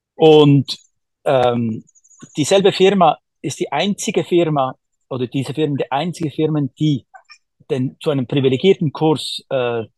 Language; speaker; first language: German; native; German